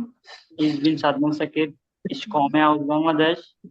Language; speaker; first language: German; non-native, learner; Bangla